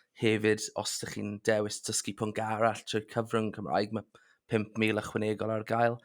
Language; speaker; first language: Welsh; non-native, local second language; English